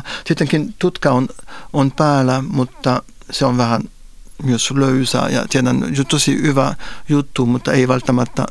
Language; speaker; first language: Finnish; non-native, fluent; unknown